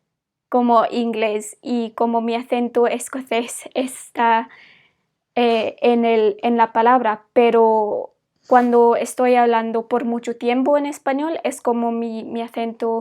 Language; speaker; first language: Spanish; non-native, fluent; English